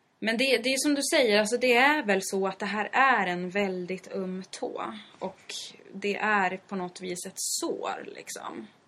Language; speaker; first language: Swedish; native; Swedish